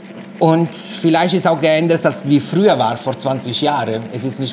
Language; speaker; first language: German; non-native, fluent; Italian